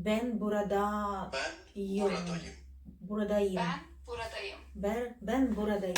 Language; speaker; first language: Turkish; non-native, learner; Ukrainian